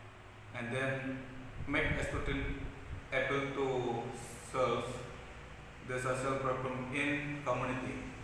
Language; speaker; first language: English; non-native, learner; Indonesian